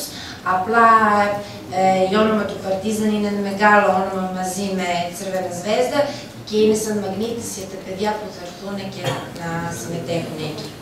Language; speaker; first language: Greek; non-native, fluent; Serbian